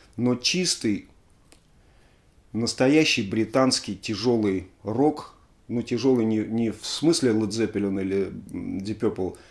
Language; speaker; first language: Russian; native; Russian